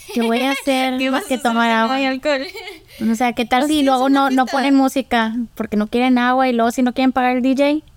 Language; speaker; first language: Spanish; early bilingual, heritage; Spanish